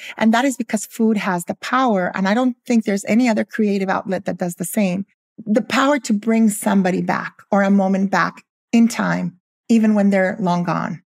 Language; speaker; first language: English; early bilingual, other home language; Spanish